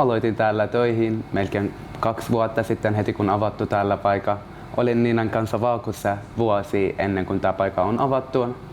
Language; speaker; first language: Finnish; non-native, learner; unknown